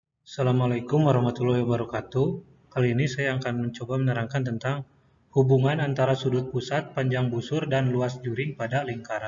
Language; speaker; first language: Indonesian; native; Indonesian